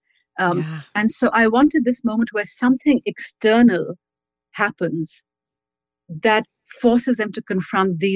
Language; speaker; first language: English; non-native, local second language; Urdu